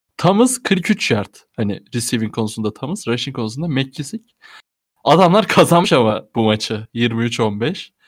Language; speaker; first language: Turkish; native; Turkish